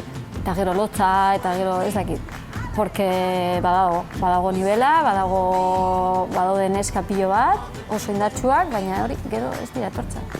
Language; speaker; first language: Basque; non-native, learner; Spanish